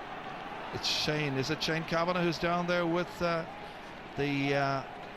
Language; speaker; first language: English; native; English